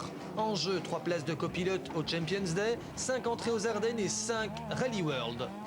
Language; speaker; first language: French; native; French